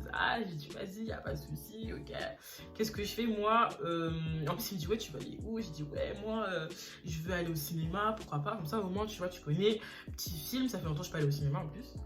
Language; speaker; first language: French; early bilingual, other home language; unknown